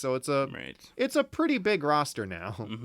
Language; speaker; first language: English; native; English